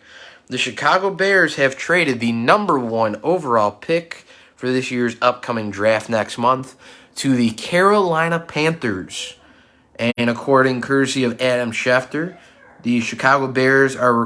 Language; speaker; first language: English; native; English